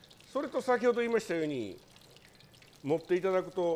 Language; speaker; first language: Japanese; native; Japanese